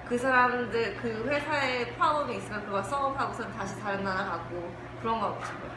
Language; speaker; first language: Korean; early bilingual, heritage; Korean